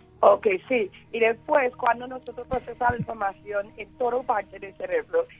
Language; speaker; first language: Spanish; non-native, learner; English